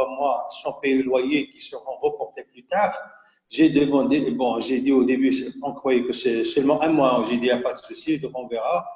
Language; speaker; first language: French; non-native, local second language; Arabic